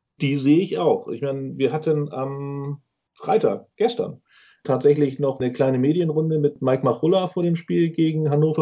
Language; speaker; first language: German; native; German